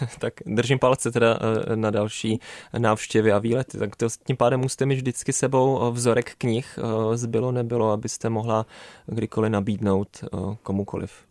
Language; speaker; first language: Czech; native; Czech